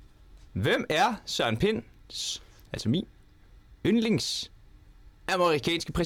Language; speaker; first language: Danish; native; Danish